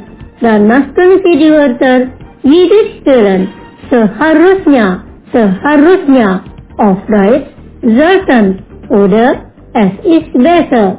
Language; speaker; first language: German; non-native, fluent; Indonesian